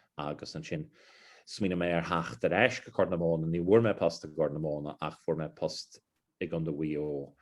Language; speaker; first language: Irish; non-native, local second language; English